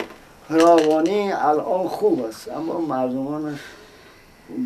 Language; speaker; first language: Persian; non-native, local second language; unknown